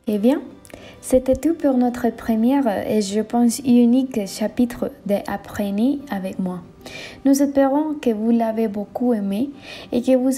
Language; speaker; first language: French; non-native, learner; Spanish